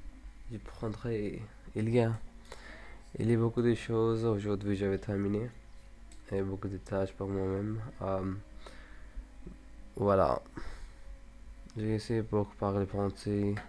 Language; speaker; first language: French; non-native, learner; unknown